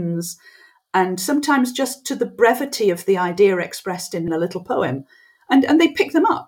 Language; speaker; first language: English; non-native, local second language; French